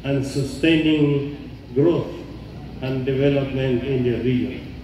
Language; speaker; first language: English; non-native, local second language; Maguindanaon